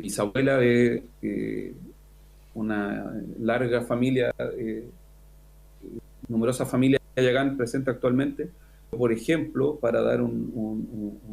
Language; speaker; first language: Spanish; native; Spanish